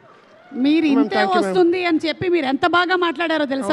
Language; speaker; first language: Telugu; native; Telugu